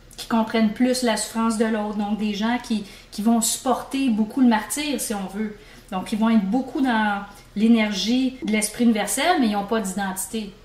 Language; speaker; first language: French; native; French